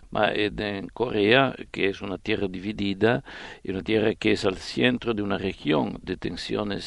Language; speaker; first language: Spanish; non-native, fluent; Italian